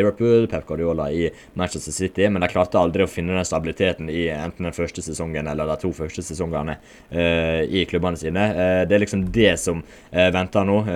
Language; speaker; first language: Norwegian; native; Norwegian